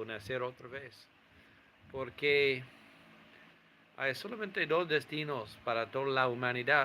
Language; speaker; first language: Spanish; non-native, fluent; English